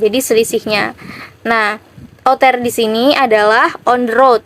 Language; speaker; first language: Indonesian; native; Indonesian